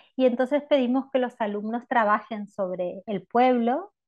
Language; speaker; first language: Spanish; native; Spanish